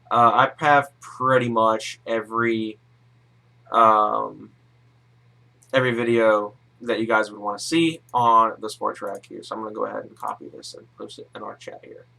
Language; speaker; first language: English; native; English